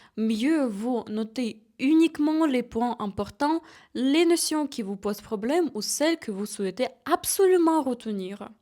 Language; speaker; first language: French; non-native, fluent; Ukrainian